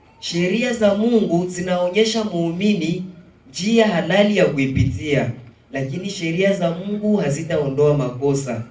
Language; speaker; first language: Swahili; native; Swahili